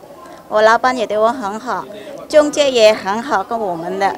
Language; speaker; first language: Chinese; non-native, learner; Vietnamese